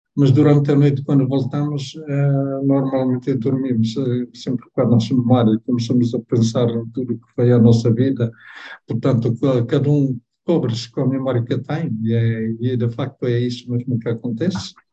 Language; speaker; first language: Portuguese; non-native, fluent; Tetum